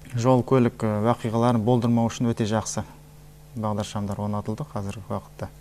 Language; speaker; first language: Kazakh; native; Kazakh